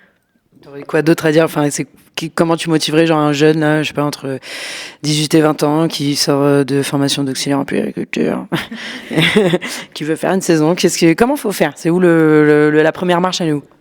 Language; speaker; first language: French; native; French